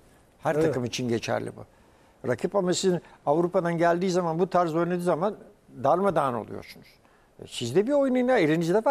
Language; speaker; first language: Turkish; native; Turkish